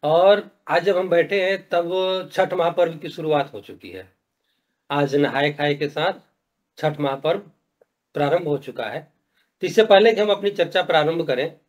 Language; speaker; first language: Hindi; native; Hindi